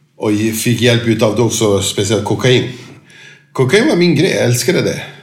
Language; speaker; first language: Swedish; non-native, fluent; Turkish